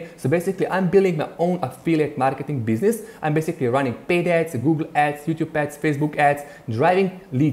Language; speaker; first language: English; non-native, fluent; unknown